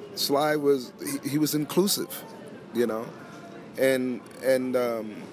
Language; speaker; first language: English; native; English